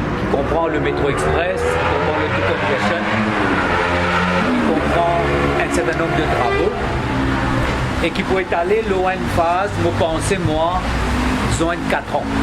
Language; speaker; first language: French; non-native, local second language; Morisyen